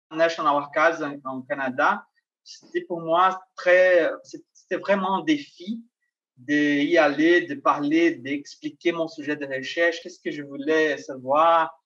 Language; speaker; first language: French; non-native, fluent; Portuguese